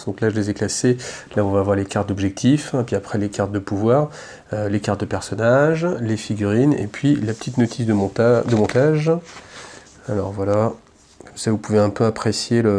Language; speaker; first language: French; native; French